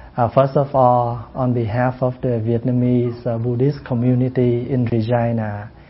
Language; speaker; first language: English; non-native, fluent; Vietnamese